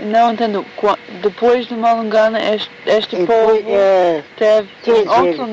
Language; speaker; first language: Portuguese; non-native, fluent; English